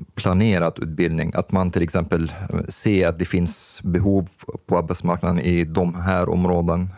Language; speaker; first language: Swedish; non-native, fluent; Arabic